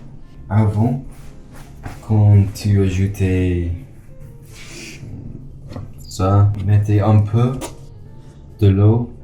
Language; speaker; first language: French; non-native, learner; English